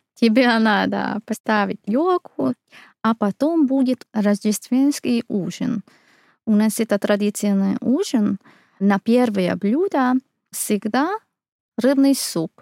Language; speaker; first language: Russian; non-native, fluent; Hungarian